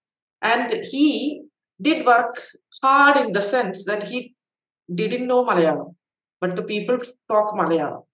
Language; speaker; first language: English; non-native, local second language; Malayalam